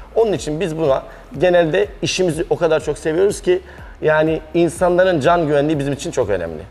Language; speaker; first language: Turkish; native; Turkish